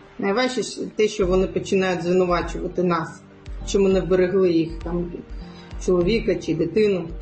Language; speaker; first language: Ukrainian; non-native, local second language; Crimean Tatar